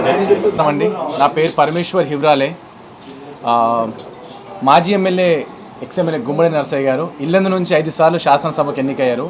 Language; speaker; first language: Telugu; native; Telugu